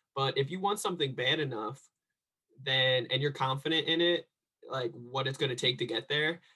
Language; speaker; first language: English; native; English